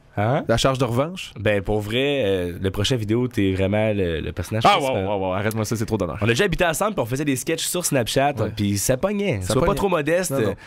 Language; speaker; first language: French; native; French